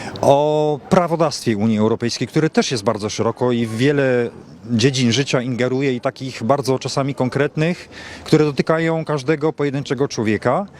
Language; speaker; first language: Polish; native; Polish